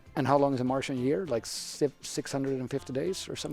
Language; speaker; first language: English; non-native, fluent; Swedish